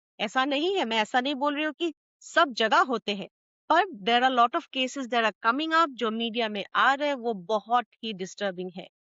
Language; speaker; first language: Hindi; non-native, local second language; Assamese